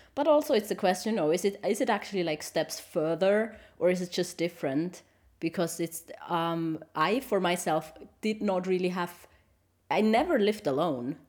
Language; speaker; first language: English; non-native, fluent; German